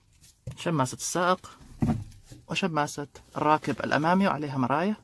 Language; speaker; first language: Arabic; native; Arabic